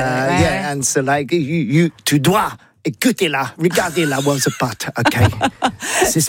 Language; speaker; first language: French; non-native, learner; English